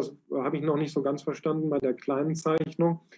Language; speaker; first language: German; native; German